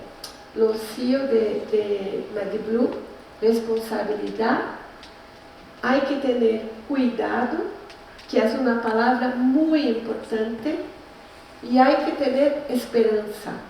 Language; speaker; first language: Spanish; non-native, learner; Portuguese